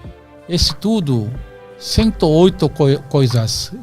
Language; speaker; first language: Portuguese; non-native, learner; Korean